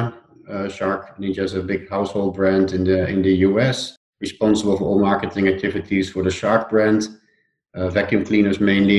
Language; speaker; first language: English; non-native, fluent; Dutch